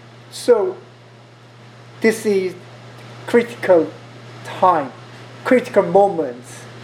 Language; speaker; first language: English; non-native, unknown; Korean